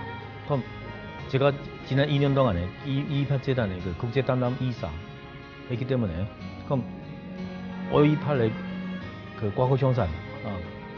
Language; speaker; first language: Korean; non-native, fluent; Chinese